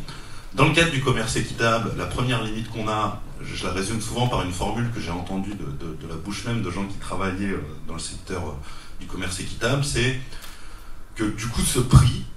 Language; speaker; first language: French; native; French